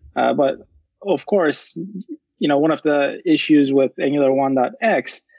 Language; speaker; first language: English; non-native, fluent; Turkish